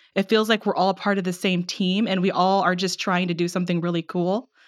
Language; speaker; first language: English; early bilingual, other home language; Filipino